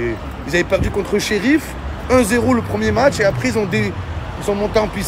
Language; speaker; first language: French; native; French